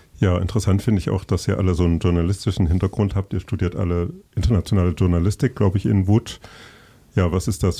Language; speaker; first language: German; native; German